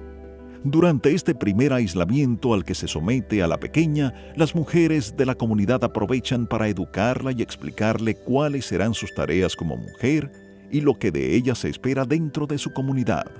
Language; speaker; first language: Spanish; native; Spanish